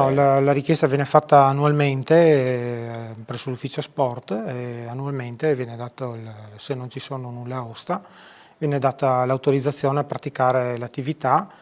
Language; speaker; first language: Italian; native; Italian